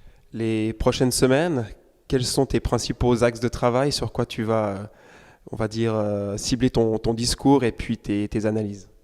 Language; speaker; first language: French; native; French